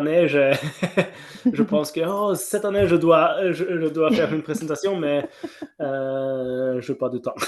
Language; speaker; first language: French; non-native, fluent; Norwegian